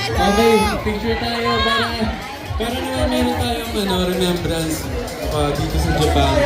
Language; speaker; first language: Filipino; native; Filipino